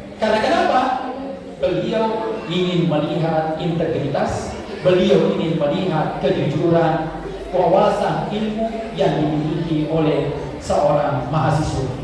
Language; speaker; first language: Indonesian; non-native, local second language; Buginese